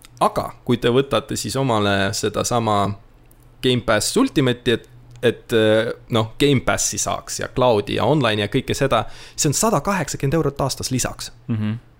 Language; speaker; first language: Estonian; non-native, local second language; Russian